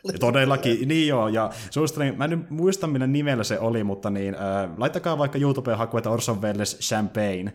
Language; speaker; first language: Finnish; native; Finnish